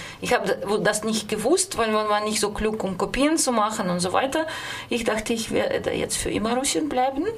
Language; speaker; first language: German; non-native, fluent; Russian